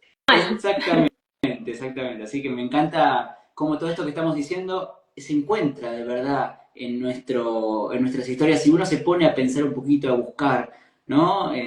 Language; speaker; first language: Spanish; native; Spanish